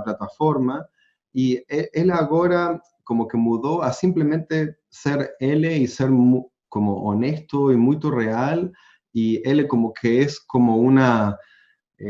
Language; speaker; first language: Portuguese; non-native, learner; Spanish